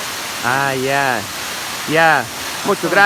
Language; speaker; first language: Spanish; non-native, learner; English